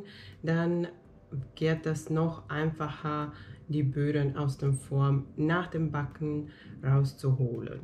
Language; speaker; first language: German; non-native, fluent; Finnish